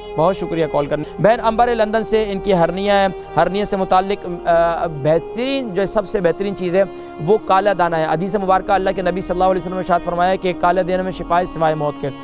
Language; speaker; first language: Urdu; native; Urdu